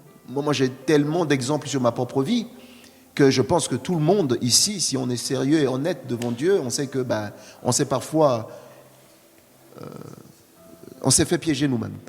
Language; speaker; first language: French; native; French